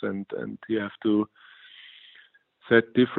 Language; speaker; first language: English; non-native, fluent; German